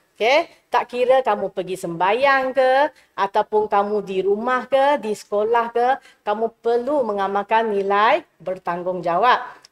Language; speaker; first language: Malay; non-native, local second language; Chinese